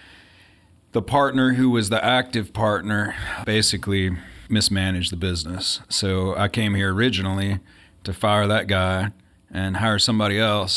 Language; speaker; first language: English; native; English